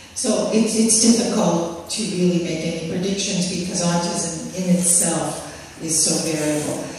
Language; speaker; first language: English; native; English